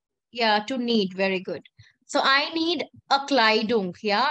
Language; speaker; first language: English; non-native, local second language; Hindi